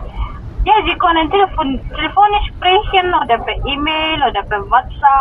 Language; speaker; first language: German; non-native, learner; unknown